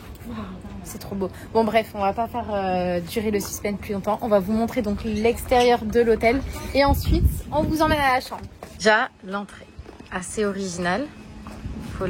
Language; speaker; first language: French; native; French